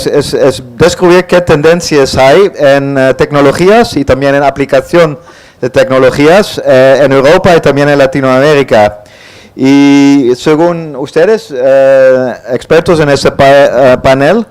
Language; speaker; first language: Spanish; non-native, fluent; Dutch